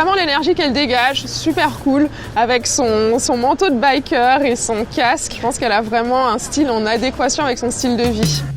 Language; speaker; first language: French; native; French